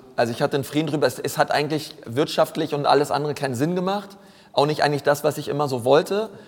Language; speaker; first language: German; native; German